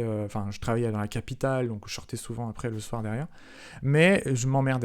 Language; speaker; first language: French; native; French